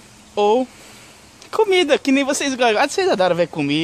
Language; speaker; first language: Portuguese; native; Portuguese